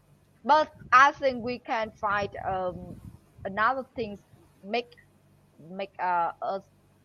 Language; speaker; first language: English; non-native, learner; Vietnamese